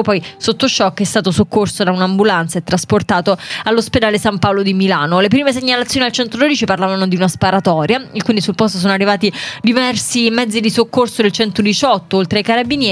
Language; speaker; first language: Italian; native; Italian